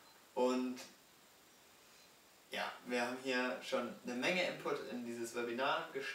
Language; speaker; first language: German; native; German